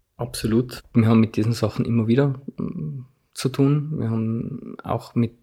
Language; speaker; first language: German; native; German